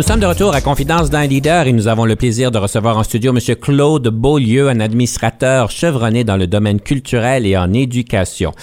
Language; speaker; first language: French; native; French